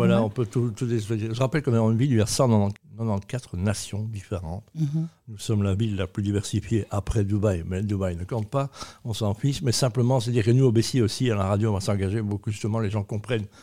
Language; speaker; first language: French; native; French